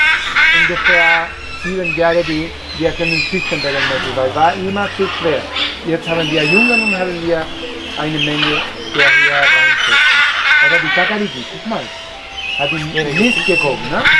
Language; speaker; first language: German; non-native, fluent; Spanish